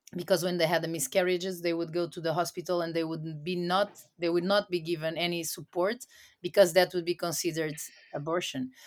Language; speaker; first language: English; non-native, fluent; Portuguese